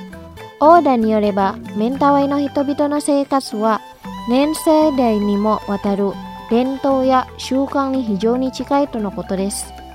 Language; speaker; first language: Japanese; non-native, fluent; Indonesian